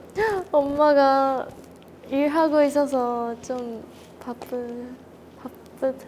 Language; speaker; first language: Korean; non-native, fluent; Chinese